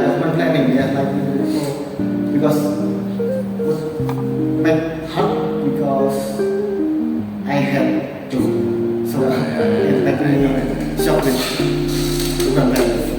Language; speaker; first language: English; non-native, learner; Indonesian